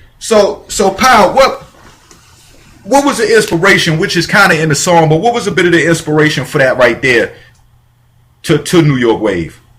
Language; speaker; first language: English; native; English